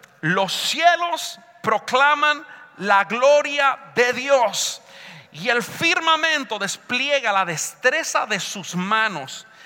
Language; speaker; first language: Spanish; early bilingual, heritage; Spanish